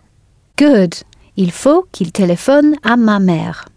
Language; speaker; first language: French; non-native, fluent; English